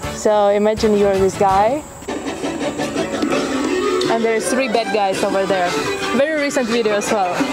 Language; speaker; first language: English; non-native, fluent; Ukrainian